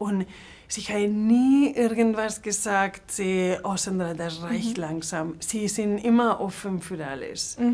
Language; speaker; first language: German; non-native, fluent; Spanish